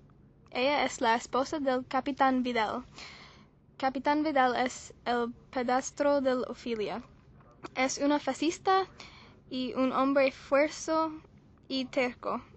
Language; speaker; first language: Spanish; non-native, learner; English